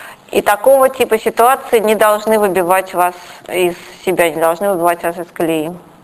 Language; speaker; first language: Russian; native; Russian